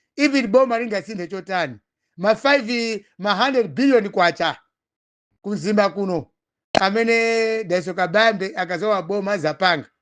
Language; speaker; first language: Nyanja; non-native, local second language; Tumbuka